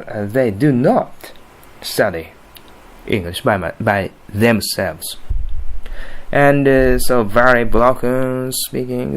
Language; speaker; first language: English; non-native, learner; Japanese